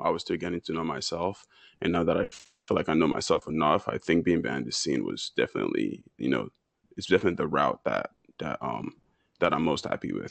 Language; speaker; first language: English; non-native, local second language; Yoruba